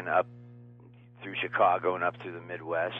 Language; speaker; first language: English; native; English